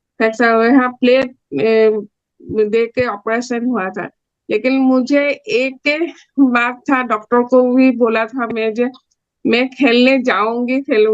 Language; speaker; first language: Hindi; non-native, local second language; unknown